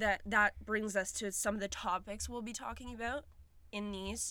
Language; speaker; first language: English; native; English